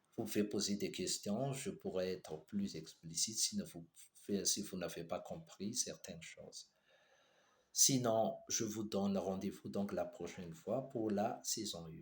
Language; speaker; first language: French; non-native, local second language; Malagasy